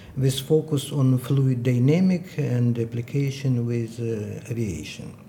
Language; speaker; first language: English; non-native, fluent; Ukrainian